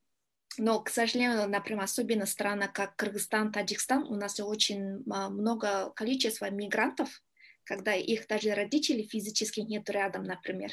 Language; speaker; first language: Russian; non-native, learner; Kyrgyz